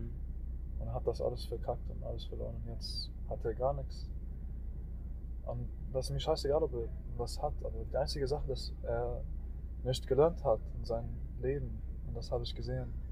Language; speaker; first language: German; non-native, learner; Arabic